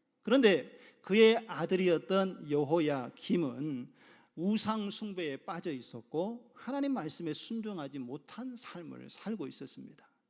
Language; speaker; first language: Korean; native; Korean